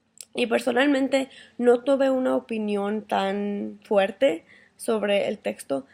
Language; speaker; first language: Spanish; early bilingual, heritage; Spanish